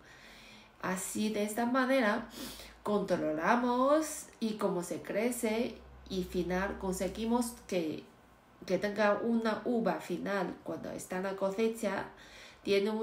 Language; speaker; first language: Spanish; non-native, fluent; Chinese